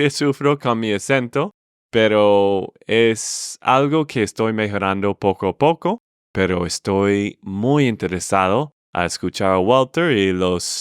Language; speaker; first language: Spanish; non-native, fluent; English